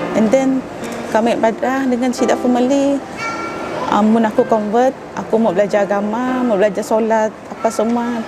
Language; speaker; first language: Malay; non-native, local second language; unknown